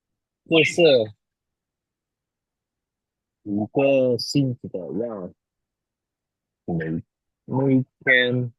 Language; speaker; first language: Chinese; non-native, learner; Indonesian